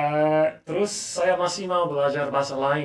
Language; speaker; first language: Indonesian; non-native, learner; English